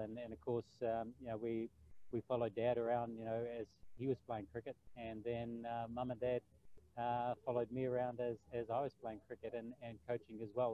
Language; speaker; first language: English; native; English